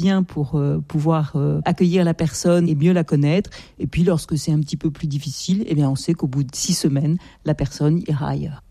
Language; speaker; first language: French; native; French